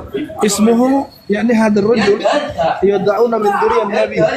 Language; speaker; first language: Arabic; non-native, learner; Indonesian